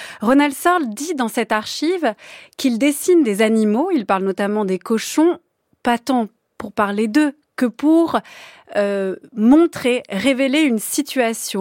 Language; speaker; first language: French; native; French